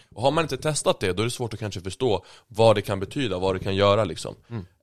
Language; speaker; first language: Swedish; native; Swedish